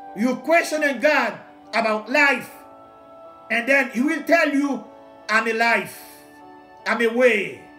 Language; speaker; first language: English; non-native, learner; Haitian Creole